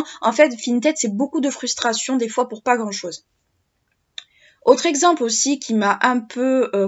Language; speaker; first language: French; native; French